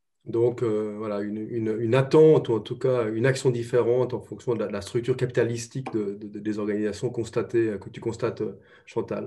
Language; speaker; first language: French; native; French